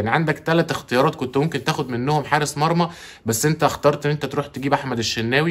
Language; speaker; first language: Arabic; native; Arabic